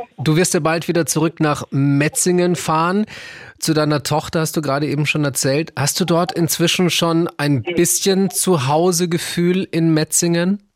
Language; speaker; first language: German; native; German